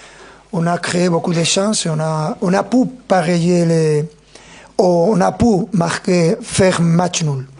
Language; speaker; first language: French; non-native, fluent; Spanish